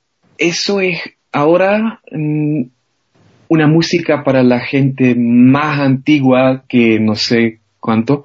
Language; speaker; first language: Spanish; non-native, fluent; German